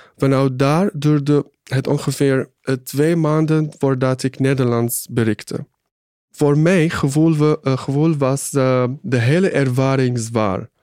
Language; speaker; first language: Dutch; non-native, fluent; Arabic